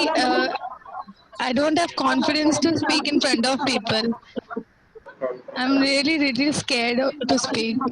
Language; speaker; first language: English; non-native, learner; Hindi